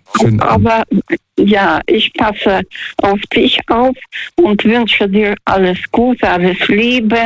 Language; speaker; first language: German; non-native, fluent; Russian